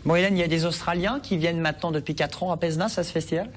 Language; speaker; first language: French; native; French